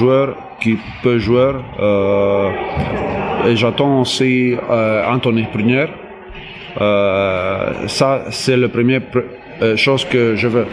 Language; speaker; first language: French; non-native, learner; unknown